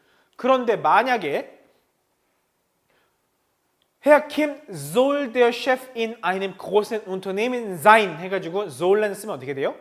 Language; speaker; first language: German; non-native, fluent; Korean